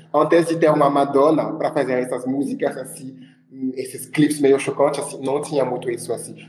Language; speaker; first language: Portuguese; non-native, fluent; French